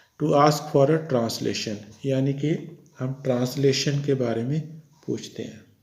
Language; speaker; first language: Hindi; native; Hindi